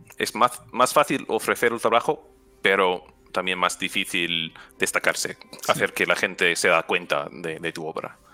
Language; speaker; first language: Spanish; non-native, fluent; English